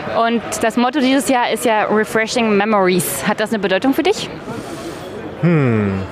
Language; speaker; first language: German; native; German